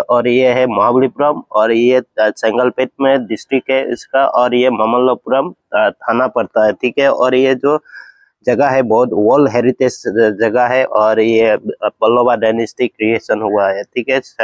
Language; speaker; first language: Hindi; non-native, local second language; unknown